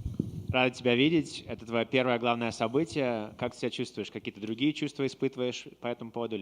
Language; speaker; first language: Russian; native; Russian